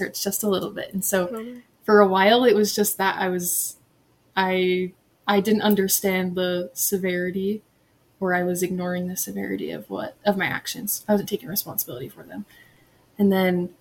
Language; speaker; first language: English; native; English